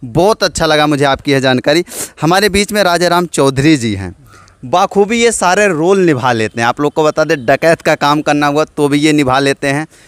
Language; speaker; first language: Hindi; native; Hindi